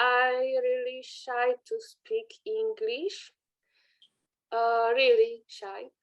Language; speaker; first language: English; non-native, learner; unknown